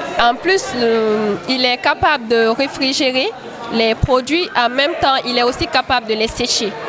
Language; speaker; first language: French; non-native, local second language; Fula